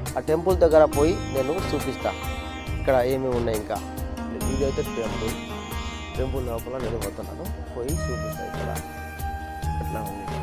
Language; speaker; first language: Telugu; non-native, learner; Bangla